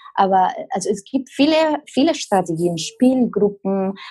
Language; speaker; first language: German; non-native, fluent; Spanish